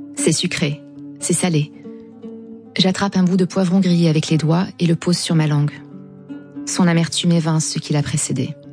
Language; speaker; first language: French; non-native, local second language; Arabic